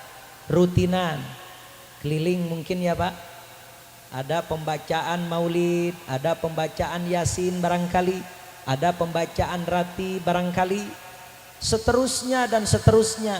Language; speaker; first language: Indonesian; native; Indonesian